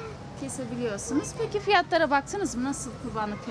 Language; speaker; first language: Turkish; native; Turkish